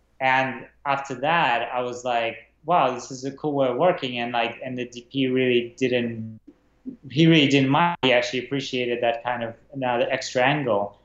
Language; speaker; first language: English; non-native, fluent; Russian